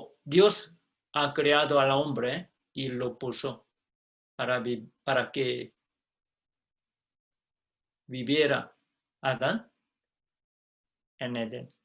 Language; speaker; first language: Spanish; non-native, fluent; Korean